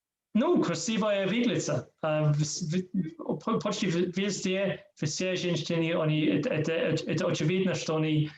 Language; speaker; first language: Russian; non-native, learner; English